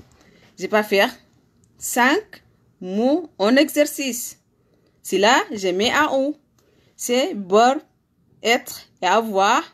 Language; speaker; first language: French; non-native, learner; Arabic